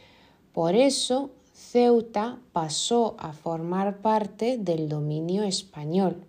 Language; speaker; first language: Spanish; non-native, fluent; Lithuanian